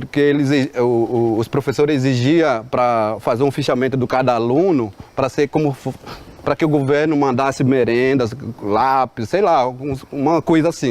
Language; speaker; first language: Portuguese; non-native, local second language; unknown